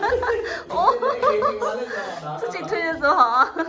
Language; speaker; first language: Chinese; native; Chinese